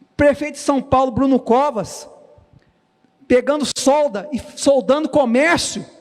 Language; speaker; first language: Portuguese; native; Portuguese